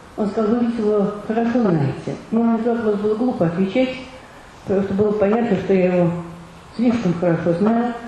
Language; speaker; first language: Russian; native; Russian